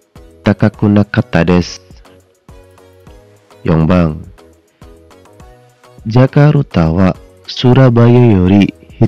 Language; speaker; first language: Japanese; non-native, fluent; Indonesian